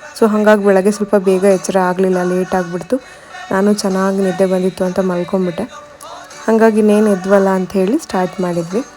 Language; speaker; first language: Kannada; non-native, local second language; Malayalam